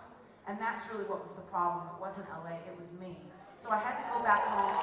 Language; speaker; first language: English; native; English